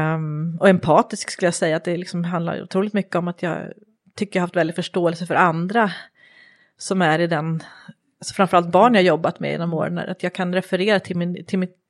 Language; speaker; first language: Swedish; native; Swedish